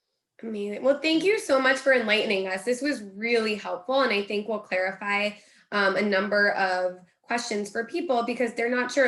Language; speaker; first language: English; native; English